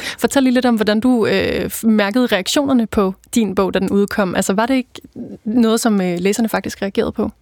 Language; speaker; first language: Danish; native; Danish